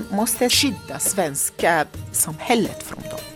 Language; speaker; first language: Swedish; non-native, learner; Arabic